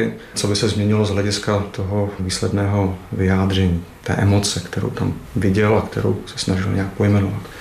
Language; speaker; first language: Czech; native; Czech